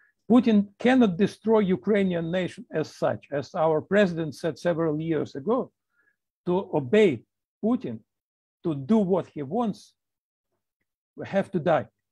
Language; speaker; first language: English; non-native, fluent; Ukrainian